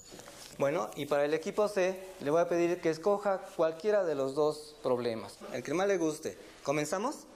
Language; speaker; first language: Spanish; native; Spanish